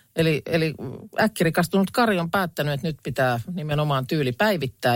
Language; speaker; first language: Finnish; native; Finnish